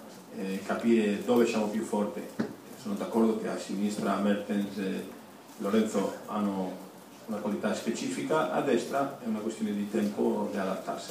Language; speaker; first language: Italian; non-native, fluent; Spanish